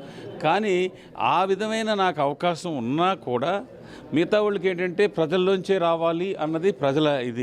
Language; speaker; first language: Telugu; native; Telugu